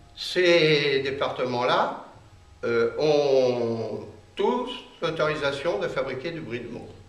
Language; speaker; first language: French; native; French